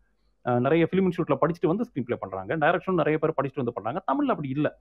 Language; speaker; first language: Tamil; native; Tamil